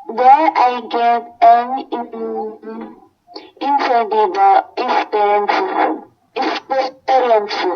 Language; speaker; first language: English; non-native, learner; Indonesian